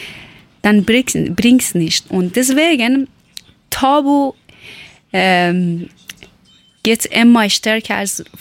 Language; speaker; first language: German; non-native, learner; Persian